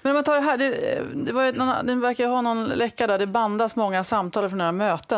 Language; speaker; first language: Swedish; native; Swedish